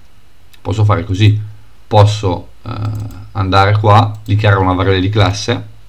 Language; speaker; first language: Italian; native; Italian